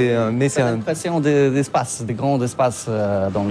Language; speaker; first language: French; non-native, learner; Polish